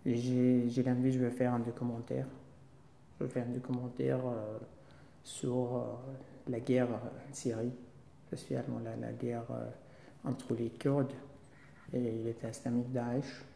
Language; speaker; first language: French; non-native, learner; Kurdish